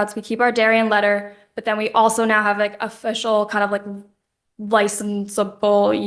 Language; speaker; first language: English; native; English